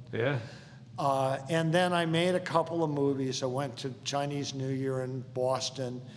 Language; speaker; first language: English; native; English